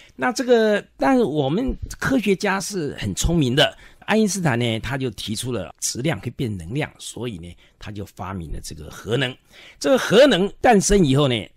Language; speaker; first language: Chinese; native; Chinese